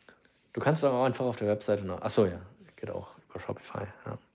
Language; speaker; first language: German; native; German